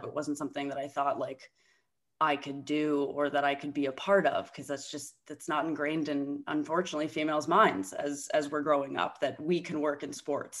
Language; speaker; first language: English; native; English